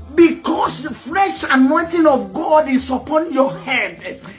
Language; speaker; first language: English; non-native, local second language; Yoruba